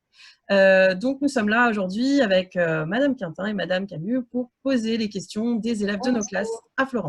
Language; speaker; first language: French; native; French